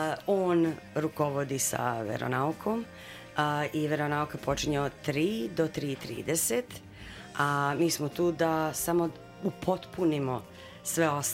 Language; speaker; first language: Serbian; native; Serbian